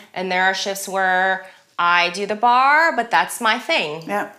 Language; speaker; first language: English; early bilingual, other home language; German